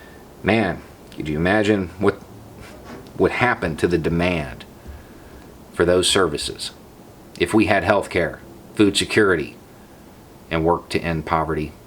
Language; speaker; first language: English; native; English